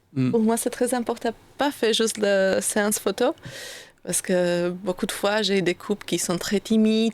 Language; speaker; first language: French; non-native, learner; Slovak